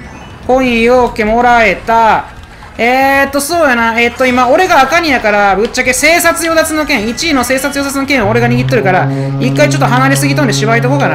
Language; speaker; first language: Japanese; native; Japanese